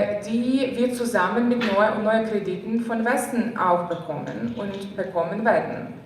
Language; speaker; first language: German; non-native, fluent; Ukrainian